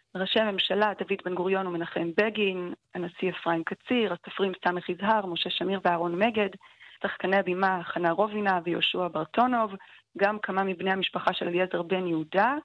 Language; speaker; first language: Hebrew; native; Hebrew